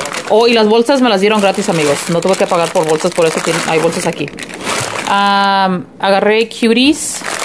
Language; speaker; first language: Spanish; early bilingual, heritage; Spanish